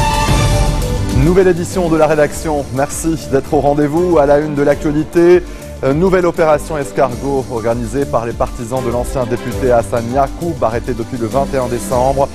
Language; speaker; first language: French; non-native, local second language; Arabic